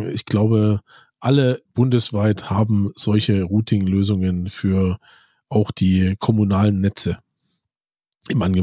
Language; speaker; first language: German; native; German